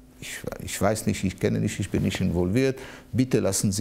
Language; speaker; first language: German; non-native, fluent; Hebrew